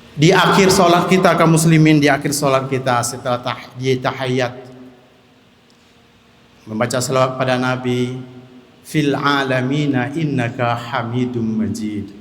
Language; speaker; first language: Indonesian; native; Indonesian